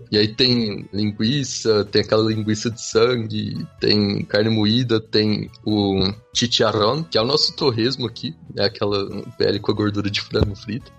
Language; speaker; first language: Portuguese; native; Portuguese